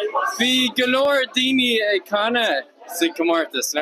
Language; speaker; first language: Irish; non-native, local second language; English